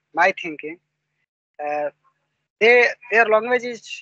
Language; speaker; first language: English; non-native, local second language; Hindi